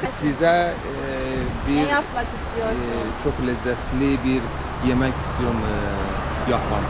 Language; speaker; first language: Turkish; non-native, local second language; Azerbaijani